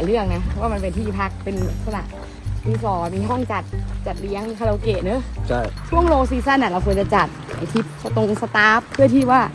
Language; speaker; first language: Thai; native; Thai